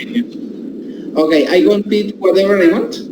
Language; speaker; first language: English; non-native, learner; Spanish